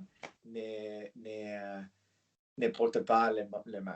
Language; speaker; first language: French; non-native, learner; English